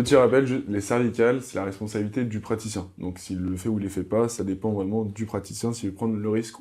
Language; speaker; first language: French; native; French